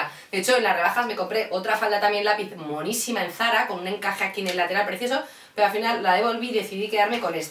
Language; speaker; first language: Spanish; native; Spanish